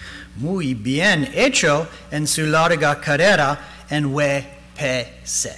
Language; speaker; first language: Spanish; non-native, learner; English